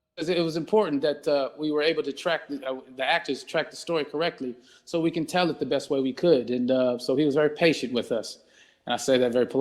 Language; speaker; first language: English; native; English